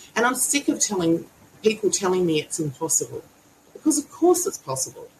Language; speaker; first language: English; native; English